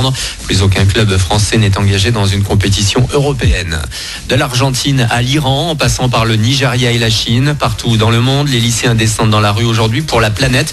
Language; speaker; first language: French; native; French